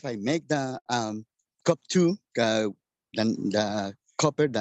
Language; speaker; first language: English; non-native, learner; Spanish